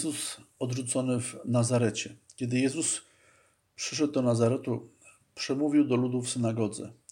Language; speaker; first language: Polish; native; Polish